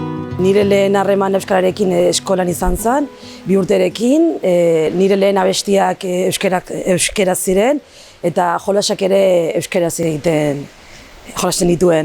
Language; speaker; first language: Basque; non-native, local second language; Arabic